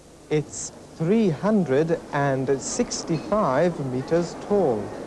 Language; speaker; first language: English; non-native, fluent; German